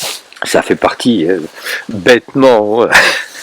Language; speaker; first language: French; native; French